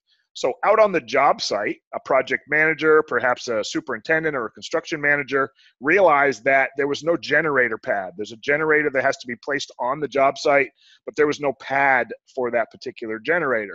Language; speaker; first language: English; native; English